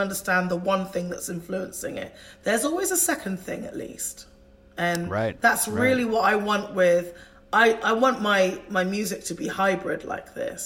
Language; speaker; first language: English; native; English